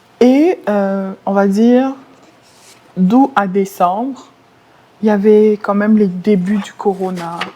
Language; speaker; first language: French; non-native, local second language; Lingala